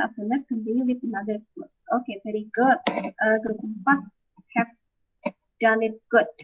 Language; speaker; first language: English; non-native, fluent; Indonesian